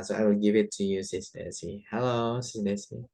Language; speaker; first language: English; non-native, fluent; Indonesian